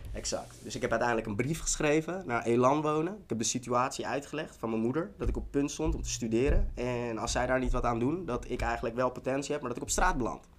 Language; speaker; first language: Dutch; early bilingual, other home language; Tigrinya